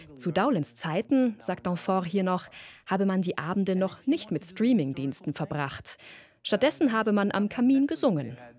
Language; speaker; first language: German; native; German